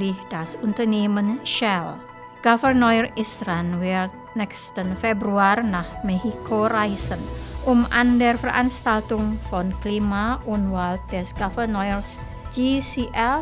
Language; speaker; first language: German; non-native, fluent; Indonesian